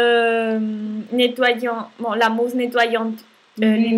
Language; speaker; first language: French; non-native, learner; Spanish